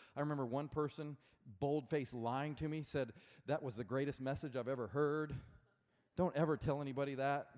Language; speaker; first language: English; native; English